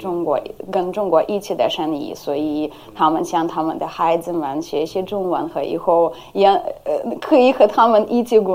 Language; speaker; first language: Chinese; non-native, learner; Ukrainian